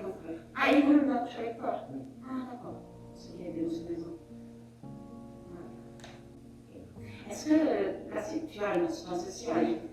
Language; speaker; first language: French; non-native, local second language; Luxembourgish